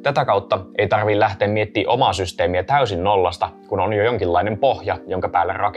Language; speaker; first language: Finnish; native; Finnish